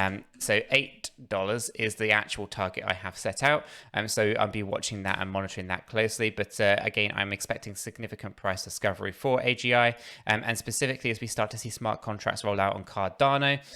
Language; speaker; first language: English; native; English